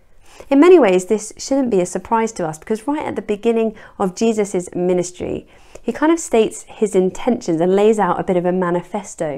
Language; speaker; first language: English; native; English